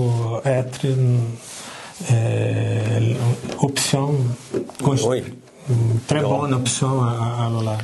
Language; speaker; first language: French; non-native, learner; Portuguese